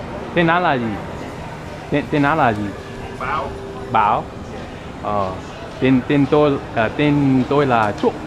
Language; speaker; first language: Vietnamese; non-native, learner; English